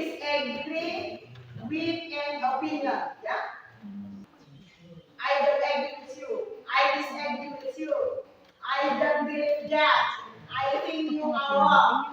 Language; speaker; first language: English; non-native, learner; Indonesian